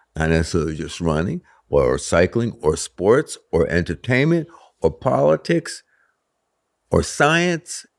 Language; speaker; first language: English; native; English